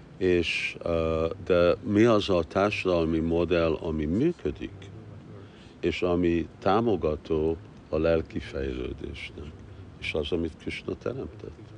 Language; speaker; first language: Hungarian; early bilingual, heritage; Hungarian